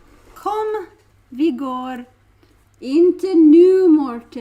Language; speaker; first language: Swedish; non-native, learner; English